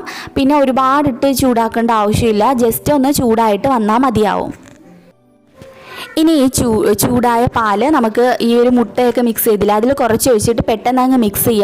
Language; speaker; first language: Malayalam; native; Malayalam